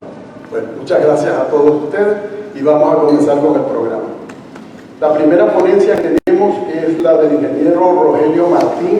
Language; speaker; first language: Spanish; native; Spanish